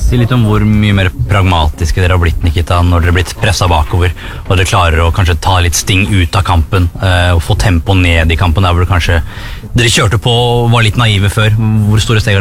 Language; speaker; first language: Norwegian; native; Norwegian